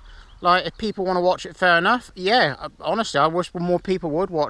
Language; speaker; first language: English; native; English